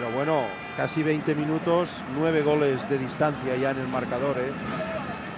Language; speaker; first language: Spanish; native; Spanish